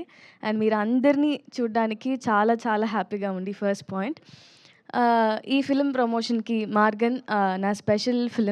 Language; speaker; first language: Telugu; non-native, learner; Tamil